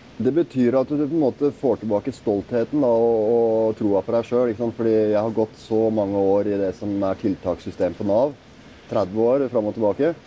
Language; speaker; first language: Norwegian; native; Norwegian